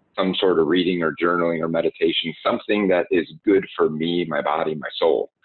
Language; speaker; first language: English; native; English